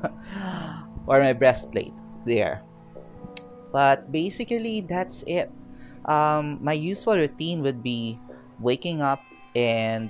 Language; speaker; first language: English; non-native, local second language; Filipino